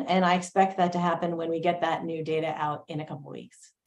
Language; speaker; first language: English; native; English